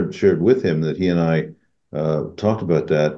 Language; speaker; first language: English; native; English